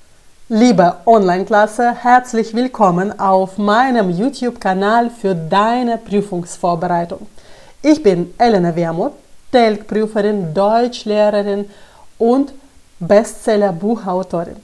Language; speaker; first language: German; non-native, fluent; Russian